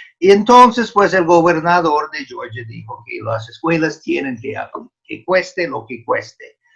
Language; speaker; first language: Spanish; non-native, fluent; English